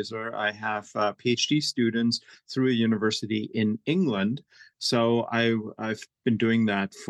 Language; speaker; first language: English; non-native, fluent; German